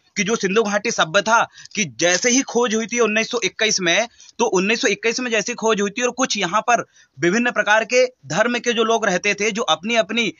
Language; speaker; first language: Hindi; native; Hindi